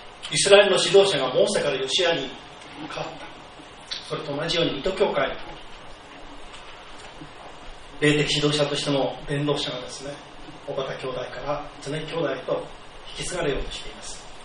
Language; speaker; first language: Japanese; native; Japanese